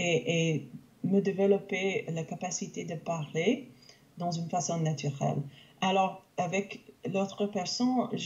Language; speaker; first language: French; non-native, local second language; English